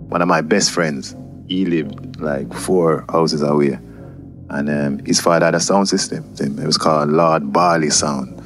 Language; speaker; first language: English; native; English